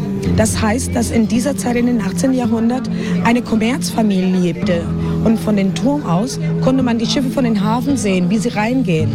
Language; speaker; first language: German; non-native, fluent; Spanish